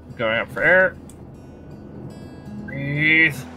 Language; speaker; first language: English; native; English